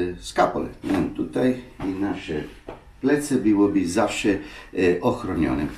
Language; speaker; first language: Polish; non-native, learner; Italian